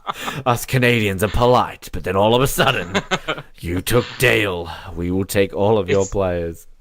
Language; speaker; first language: English; native; English